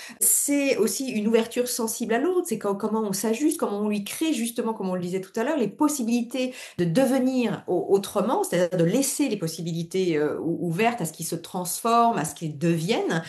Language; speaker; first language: French; native; French